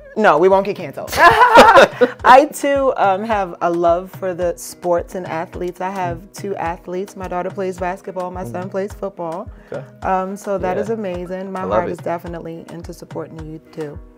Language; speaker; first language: English; native; English